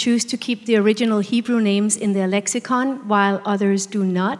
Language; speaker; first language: English; non-native, fluent; Danish